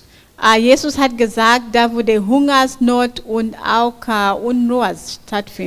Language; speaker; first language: German; non-native, fluent; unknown